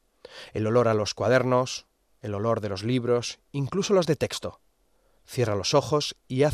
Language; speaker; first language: Spanish; native; Spanish